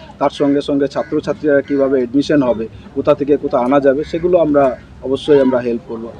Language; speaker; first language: Bangla; non-native, local second language; Santali